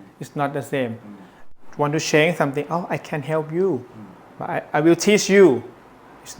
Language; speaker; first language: English; non-native, learner; Thai